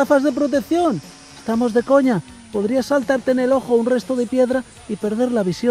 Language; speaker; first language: Spanish; native; Spanish